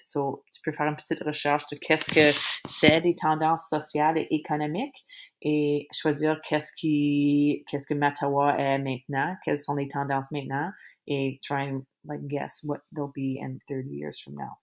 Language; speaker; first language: French; native; French